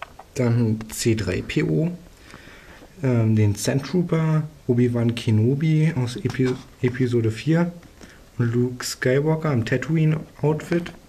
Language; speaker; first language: German; native; German